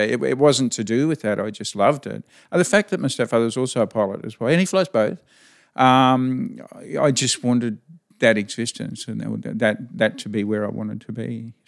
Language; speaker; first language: English; native; English